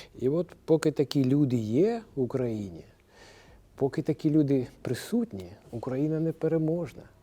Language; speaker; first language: Ukrainian; non-native, local second language; Russian